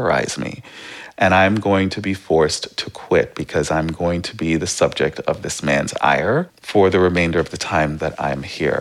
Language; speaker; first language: English; native; English